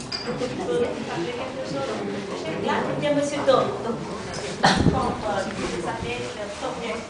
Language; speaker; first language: French; non-native, learner; Vietnamese